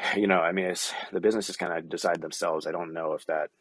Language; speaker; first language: English; native; English